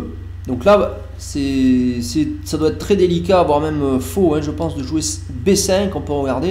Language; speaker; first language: French; native; French